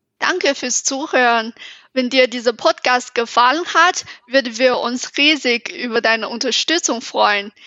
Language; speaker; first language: German; non-native, fluent; Chinese